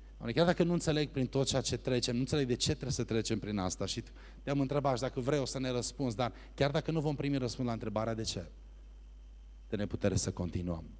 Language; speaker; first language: Romanian; early bilingual, heritage; Romanian